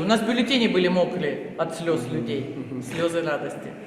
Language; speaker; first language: Russian; native; Russian